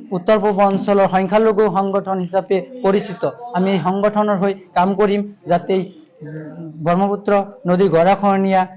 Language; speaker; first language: Assamese; non-native, local second language; Bangla